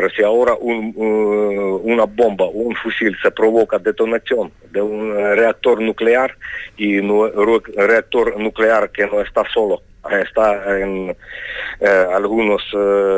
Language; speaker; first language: Spanish; non-native, fluent; Ukrainian